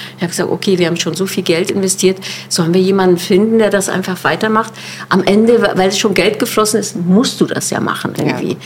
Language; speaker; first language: German; early bilingual, other home language; Turkish